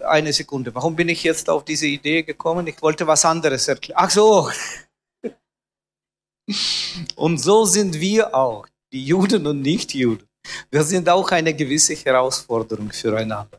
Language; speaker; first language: German; non-native, fluent; Russian